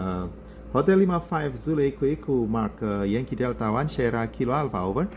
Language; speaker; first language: English; non-native, learner; Indonesian